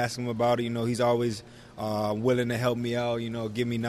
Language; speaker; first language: English; native; English